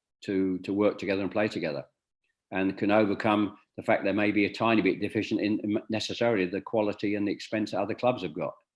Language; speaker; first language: English; native; English